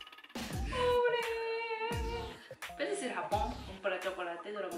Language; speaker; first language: Spanish; non-native, learner; Japanese